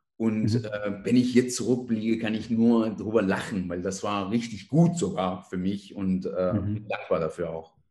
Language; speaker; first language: German; non-native, fluent; Persian